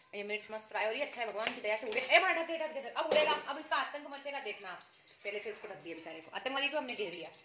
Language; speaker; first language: Hindi; native; Hindi